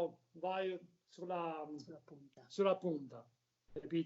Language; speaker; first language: Italian; non-native, learner; French